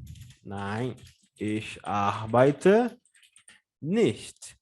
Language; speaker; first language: German; non-native, fluent; Portuguese